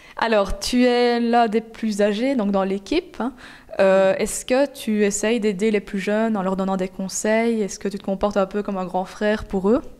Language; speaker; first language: French; native; French